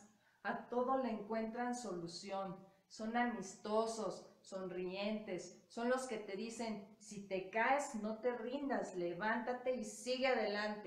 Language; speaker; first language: Spanish; native; Spanish